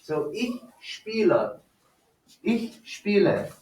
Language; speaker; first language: German; non-native, fluent; English